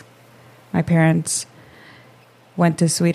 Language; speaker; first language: English; non-native, fluent; Swedish